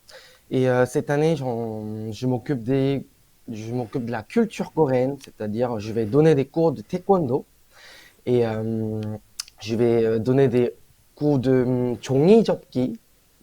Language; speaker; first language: French; non-native, fluent; Korean